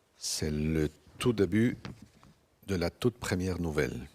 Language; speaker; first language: French; non-native, fluent; Spanish